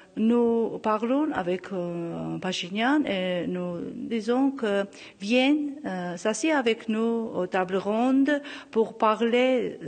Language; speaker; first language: French; non-native, local second language; Armenian